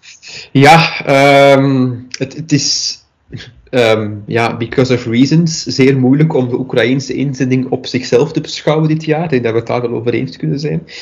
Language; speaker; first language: Dutch; native; Dutch